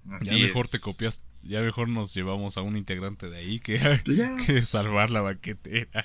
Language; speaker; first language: Spanish; native; Spanish